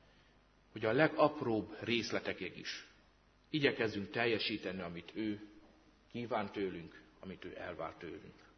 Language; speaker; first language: Hungarian; native; Hungarian